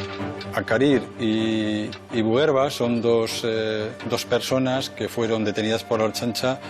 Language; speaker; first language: Spanish; native; Spanish